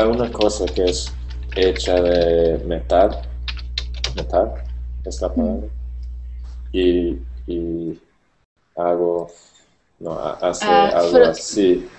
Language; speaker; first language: Spanish; non-native, learner; English